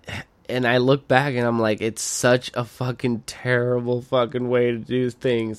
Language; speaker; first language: English; early bilingual, other home language; Spanish